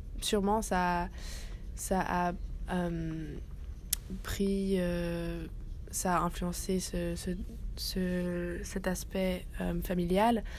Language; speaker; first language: French; early bilingual, heritage; French